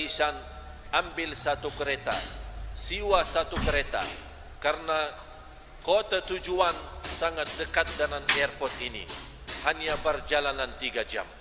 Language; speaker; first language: Malay; non-native, fluent; Arabic